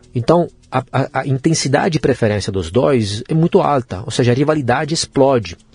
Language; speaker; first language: Portuguese; non-native, fluent; Italian